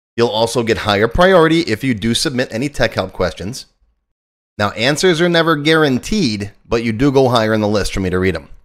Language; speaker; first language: English; native; English